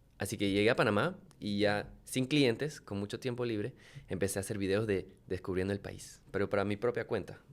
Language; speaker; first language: Spanish; early bilingual, other home language; French